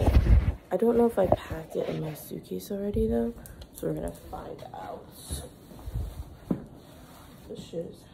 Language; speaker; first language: English; native; English